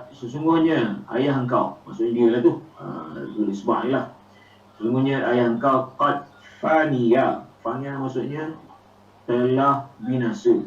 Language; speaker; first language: Malay; native; Malay